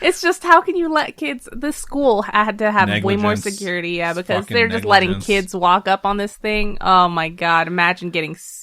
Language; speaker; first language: English; native; English